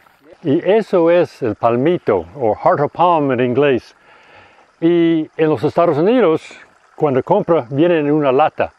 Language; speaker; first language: Spanish; non-native, fluent; English